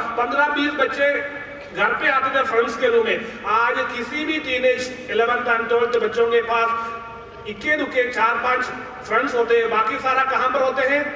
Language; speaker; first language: Hindi; non-native, local second language; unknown